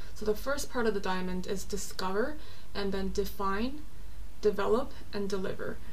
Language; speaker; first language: English; non-native, fluent; Korean